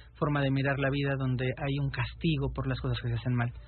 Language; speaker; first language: Spanish; native; Spanish